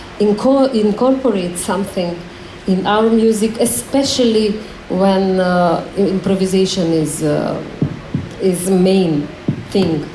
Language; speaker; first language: English; non-native, learner; Macedonian